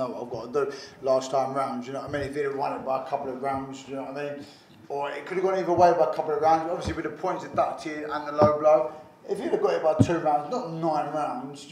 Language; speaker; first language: English; native; English